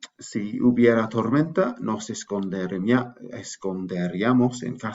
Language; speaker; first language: Spanish; non-native, fluent; English